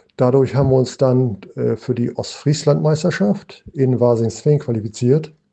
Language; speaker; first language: German; native; German